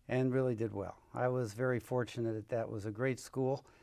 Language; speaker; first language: English; native; English